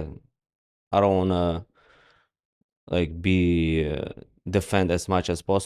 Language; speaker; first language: English; non-native, learner; Russian